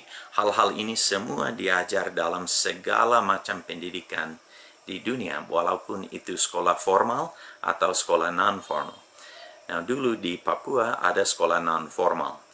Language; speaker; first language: Indonesian; non-native, fluent; English